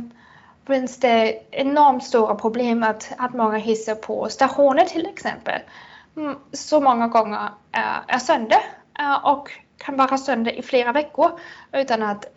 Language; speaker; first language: Swedish; non-native, fluent; German